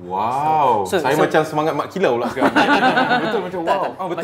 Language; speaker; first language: Malay; native; Malay